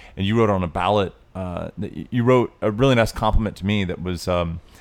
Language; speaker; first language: English; native; English